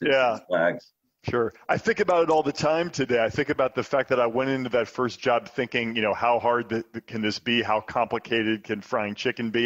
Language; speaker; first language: English; native; English